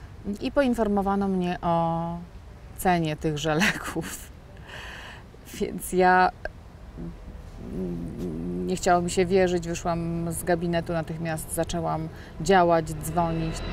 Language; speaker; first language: Polish; native; Polish